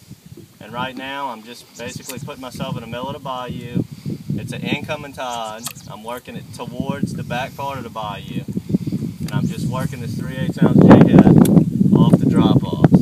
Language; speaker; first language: English; native; English